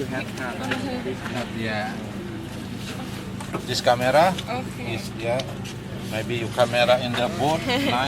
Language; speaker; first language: English; non-native, learner; Indonesian